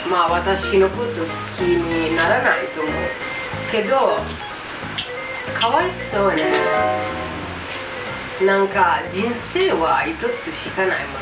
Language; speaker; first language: Japanese; non-native, learner; Italian